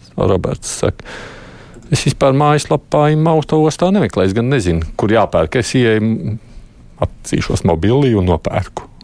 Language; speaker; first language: Latvian; native; Latvian